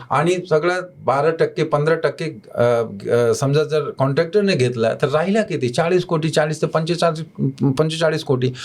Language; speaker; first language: Marathi; non-native, fluent; Hindi